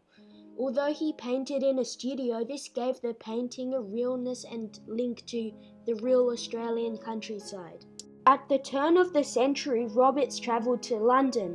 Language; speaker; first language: English; native; English